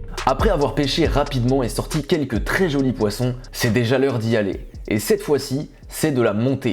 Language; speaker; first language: French; native; French